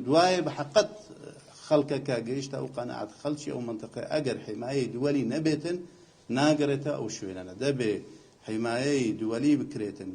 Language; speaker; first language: Central Kurdish; non-native, local second language; Assyrian Neo-Aramaic